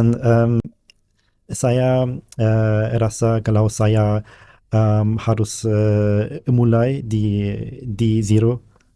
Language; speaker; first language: Indonesian; non-native, learner; German